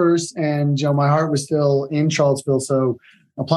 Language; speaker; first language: English; native; English